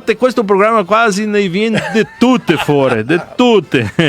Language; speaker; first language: Italian; early bilingual, heritage; Portuguese